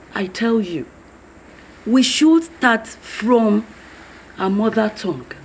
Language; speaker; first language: English; non-native, local second language; Yoruba